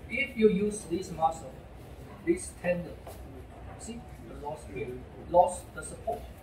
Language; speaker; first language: English; non-native, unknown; Chinese